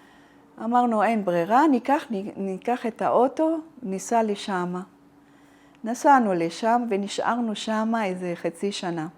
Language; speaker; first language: Hebrew; non-native, fluent; Arabic